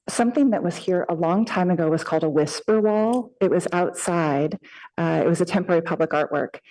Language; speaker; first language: English; native; English